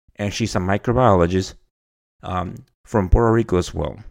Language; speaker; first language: English; non-native, fluent; Spanish